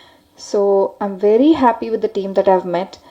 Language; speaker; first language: Tamil; non-native, learner; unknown